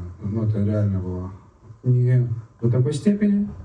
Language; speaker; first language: Russian; native; Russian